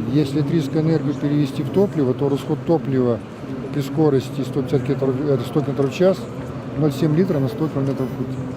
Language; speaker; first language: Russian; native; Russian